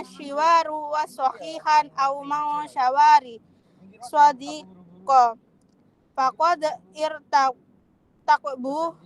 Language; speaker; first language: Arabic; non-native, learner; Indonesian